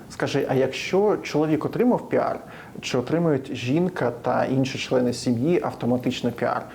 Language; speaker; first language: Ukrainian; native; Ukrainian